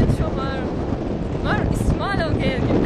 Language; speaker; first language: Irish; non-native, local second language; English